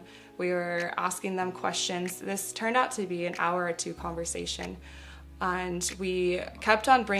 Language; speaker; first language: English; native; English